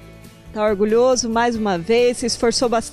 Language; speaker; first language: Portuguese; native; Portuguese